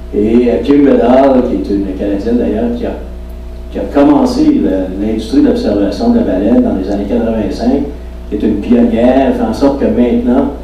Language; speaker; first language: French; native; French